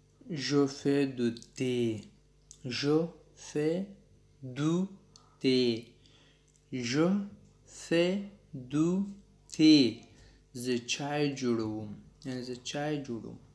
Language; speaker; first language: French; non-native, learner; Pashto